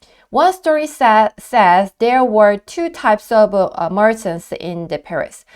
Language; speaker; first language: English; non-native, fluent; Korean